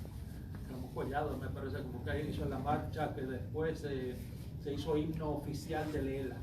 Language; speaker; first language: Spanish; native; Spanish